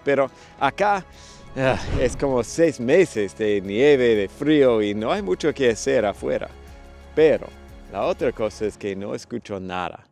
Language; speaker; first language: Spanish; non-native, fluent; English